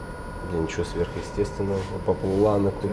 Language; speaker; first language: Russian; native; Russian